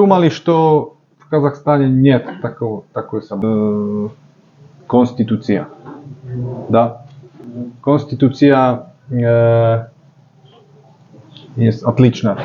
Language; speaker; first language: Russian; non-native, learner; Slovak